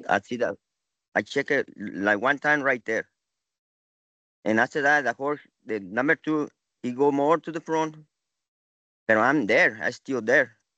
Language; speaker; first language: English; non-native, learner; Spanish